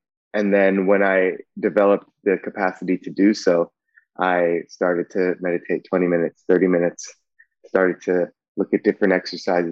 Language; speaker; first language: English; native; English